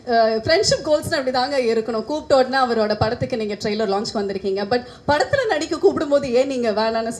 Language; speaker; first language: Tamil; native; Tamil